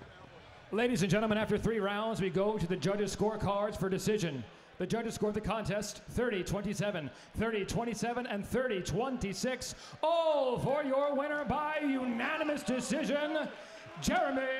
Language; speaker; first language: English; native; English